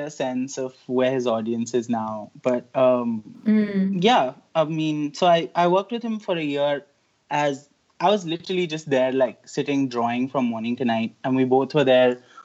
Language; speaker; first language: English; non-native, local second language; Hindi